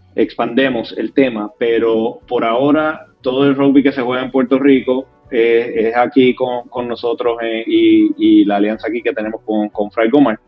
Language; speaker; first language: Spanish; native; Spanish